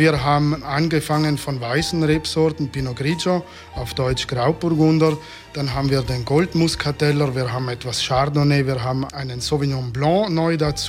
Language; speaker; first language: German; native; German